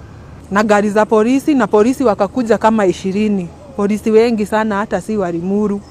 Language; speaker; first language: Swahili; native; Swahili